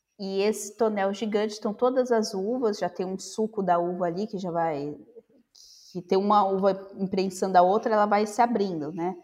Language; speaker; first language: Portuguese; native; Portuguese